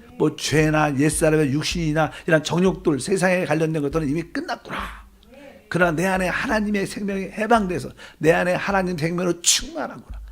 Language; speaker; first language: Korean; native; Korean